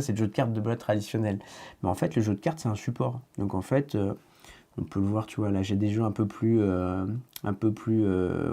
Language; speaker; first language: French; native; French